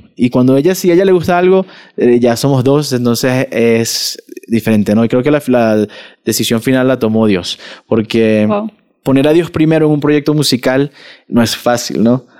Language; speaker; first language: Spanish; native; Spanish